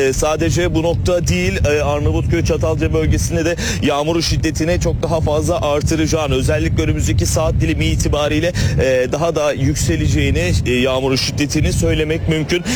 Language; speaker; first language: Turkish; native; Turkish